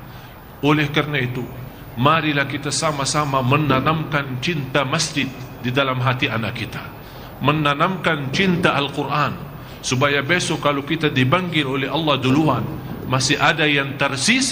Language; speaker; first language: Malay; non-native, fluent; Arabic